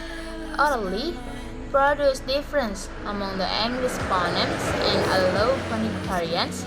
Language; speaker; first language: English; non-native, learner; Indonesian